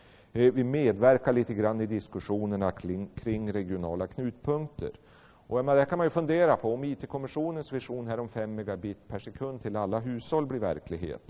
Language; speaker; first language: Swedish; native; Swedish